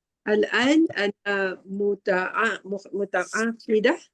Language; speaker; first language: Arabic; non-native, learner; Malay